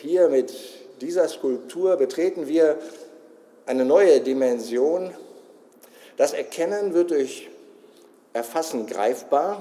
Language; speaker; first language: German; native; German